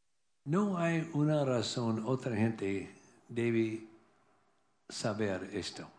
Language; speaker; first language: Spanish; non-native, learner; English